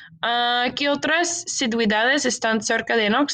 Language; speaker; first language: Spanish; non-native, learner; English